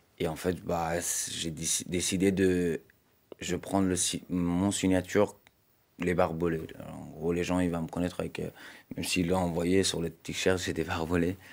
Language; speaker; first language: French; non-native, fluent; Persian